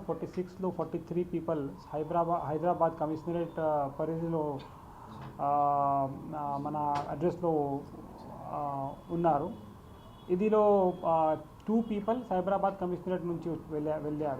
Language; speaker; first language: Telugu; non-native, local second language; Hindi